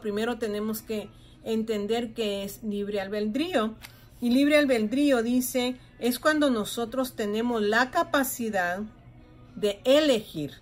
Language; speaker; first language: Spanish; native; Spanish